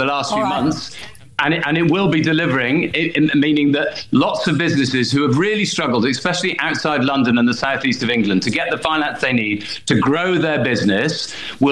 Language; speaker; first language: English; native; English